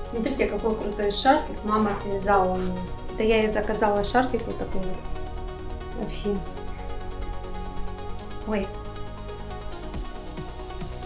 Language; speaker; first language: Russian; native; Russian